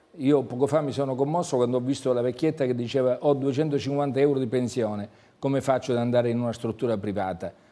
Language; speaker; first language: Italian; native; Italian